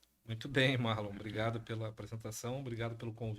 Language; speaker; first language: Portuguese; native; Portuguese